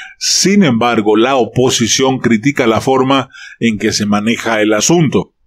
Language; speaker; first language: Spanish; native; Spanish